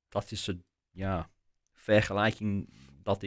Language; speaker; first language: Dutch; non-native, fluent; English